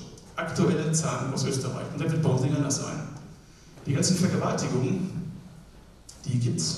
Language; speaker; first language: German; native; German